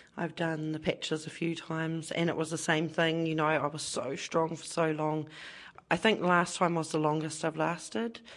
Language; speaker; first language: English; native; English